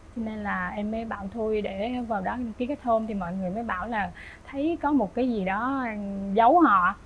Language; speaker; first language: Vietnamese; native; Vietnamese